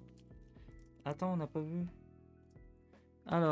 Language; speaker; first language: French; native; French